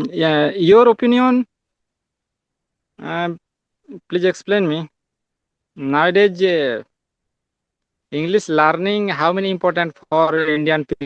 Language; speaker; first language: English; non-native, learner; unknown